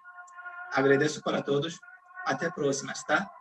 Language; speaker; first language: Portuguese; non-native, fluent; Turkish